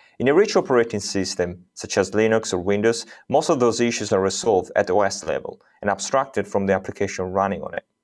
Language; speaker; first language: English; non-native, fluent; Italian